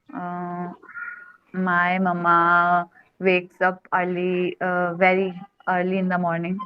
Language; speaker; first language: English; non-native, learner; Hindi